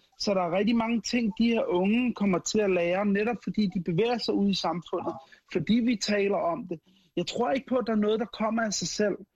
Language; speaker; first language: Danish; early bilingual, other home language; Arabic